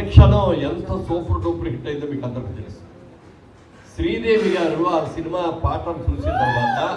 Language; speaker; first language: Telugu; native; Telugu